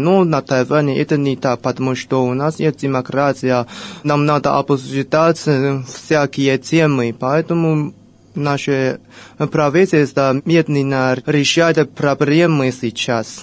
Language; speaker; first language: Russian; non-native, fluent; Chinese